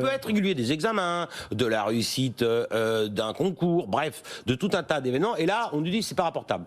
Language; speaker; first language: French; native; French